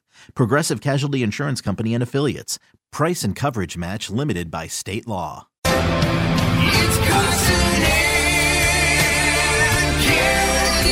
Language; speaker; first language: English; native; English